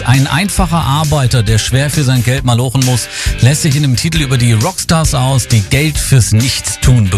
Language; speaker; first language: German; native; German